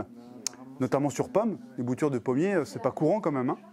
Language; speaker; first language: French; native; French